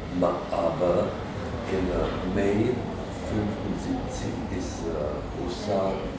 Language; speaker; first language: German; non-native, learner; Czech